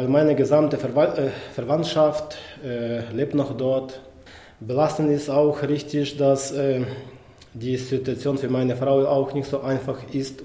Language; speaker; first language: German; non-native, fluent; Ukrainian